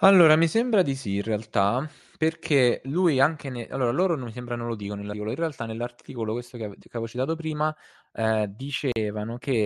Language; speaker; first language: Italian; native; Italian